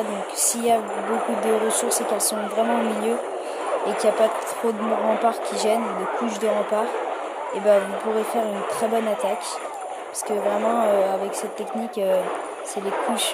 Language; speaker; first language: French; native; French